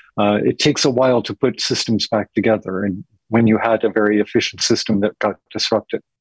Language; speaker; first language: English; native; English